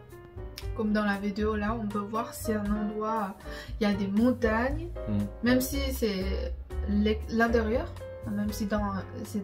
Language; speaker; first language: French; non-native, fluent; Chinese